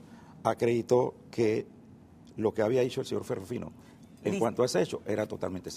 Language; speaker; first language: Spanish; native; Spanish